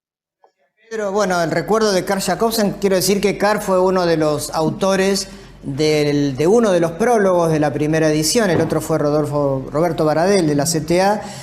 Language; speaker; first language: Spanish; native; Spanish